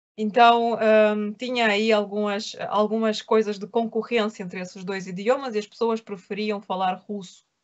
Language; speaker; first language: Portuguese; non-native, fluent; Ukrainian